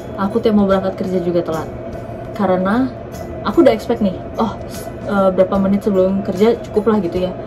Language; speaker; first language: Indonesian; native; Indonesian